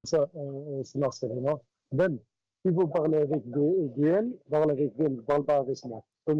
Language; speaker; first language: French; non-native, learner; Arabic